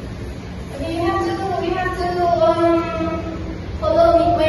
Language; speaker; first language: English; non-native, learner; Indonesian